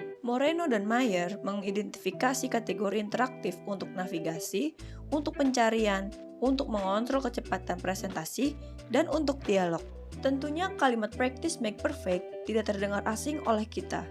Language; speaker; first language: Indonesian; native; Indonesian